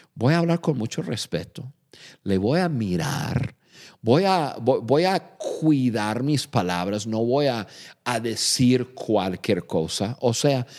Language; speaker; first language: Spanish; non-native, fluent; English